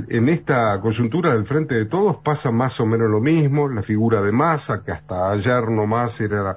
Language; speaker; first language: Spanish; native; Spanish